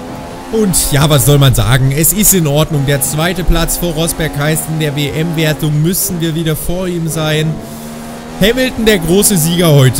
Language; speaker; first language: German; native; German